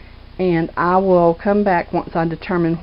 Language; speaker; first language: English; native; English